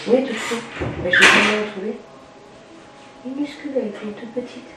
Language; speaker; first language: French; native; French